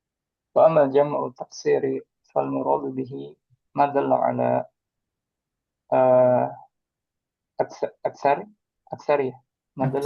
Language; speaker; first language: Arabic; non-native, learner; Indonesian